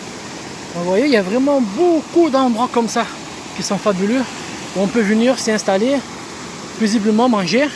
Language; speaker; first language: French; native; French